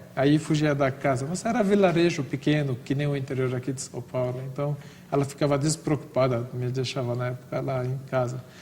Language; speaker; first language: Portuguese; non-native, fluent; Arabic